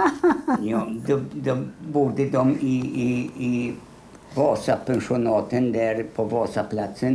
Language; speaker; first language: Swedish; non-native, fluent; Polish